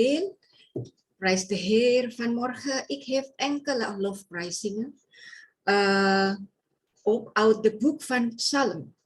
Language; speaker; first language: Dutch; non-native, fluent; Indonesian